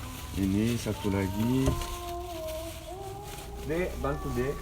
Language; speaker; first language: Indonesian; non-native, fluent; Turkish